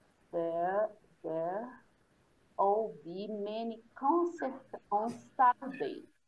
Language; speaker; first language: English; non-native, learner; Portuguese